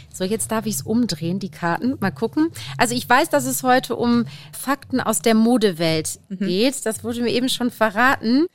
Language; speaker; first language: German; native; German